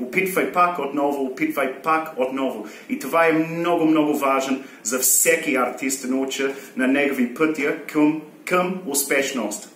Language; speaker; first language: Bulgarian; non-native, learner; English